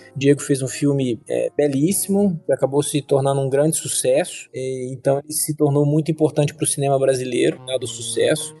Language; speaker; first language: Portuguese; native; Portuguese